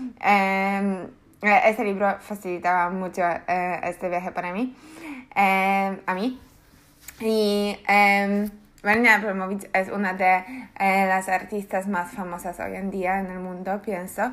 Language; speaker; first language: Spanish; non-native, learner; Polish